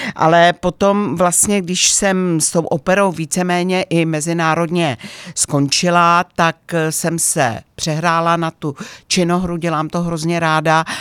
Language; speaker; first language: Czech; native; Czech